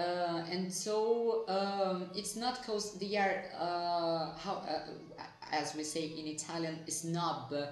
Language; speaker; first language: English; non-native, fluent; Portuguese